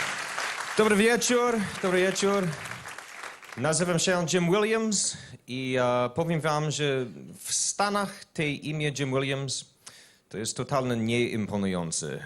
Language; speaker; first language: Polish; non-native, learner; English